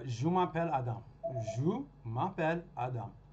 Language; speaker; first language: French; non-native, learner; English